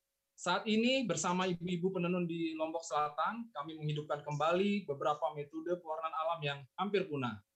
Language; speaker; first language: Indonesian; native; Indonesian